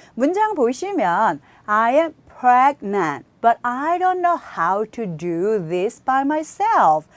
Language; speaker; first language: English; non-native, fluent; Korean